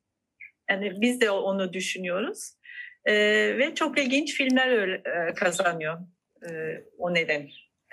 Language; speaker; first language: Turkish; non-native, fluent; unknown